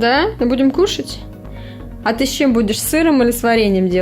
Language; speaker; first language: Russian; native; Russian